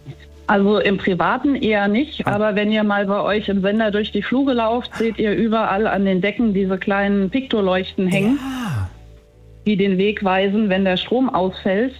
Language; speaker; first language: German; native; German